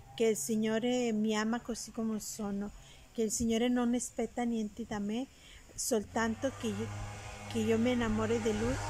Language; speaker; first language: Italian; non-native, learner; Spanish